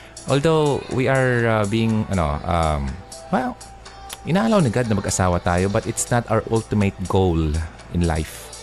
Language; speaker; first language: English; non-native, local second language; Filipino